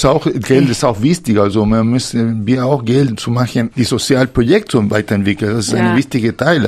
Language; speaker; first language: German; non-native, fluent; Spanish